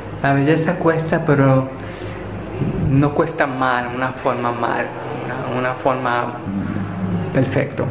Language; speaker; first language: Spanish; early bilingual, heritage; Spanish